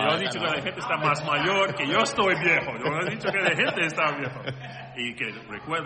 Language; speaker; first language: Spanish; non-native, learner; English